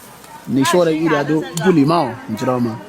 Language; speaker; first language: Chinese; non-native, fluent; English